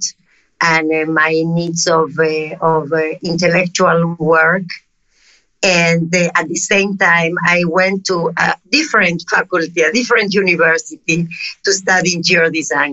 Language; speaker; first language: English; non-native, fluent; Spanish